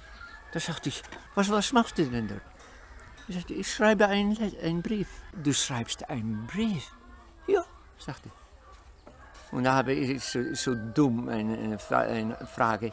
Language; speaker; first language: German; non-native, fluent; Dutch